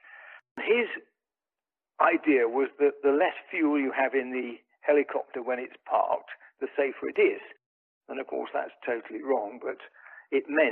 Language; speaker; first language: English; native; English